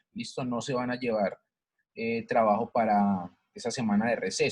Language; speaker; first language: Spanish; native; Spanish